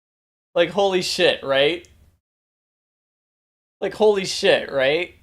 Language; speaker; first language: English; native; English